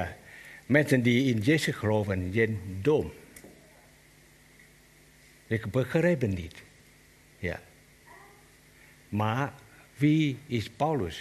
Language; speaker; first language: Dutch; non-native, learner; Vietnamese